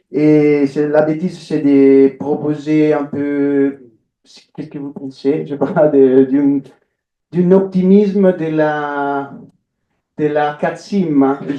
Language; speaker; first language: French; non-native, fluent; Italian